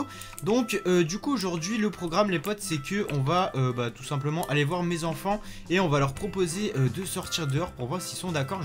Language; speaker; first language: French; native; French